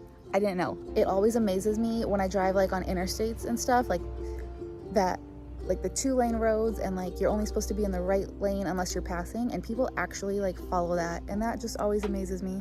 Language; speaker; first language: English; native; English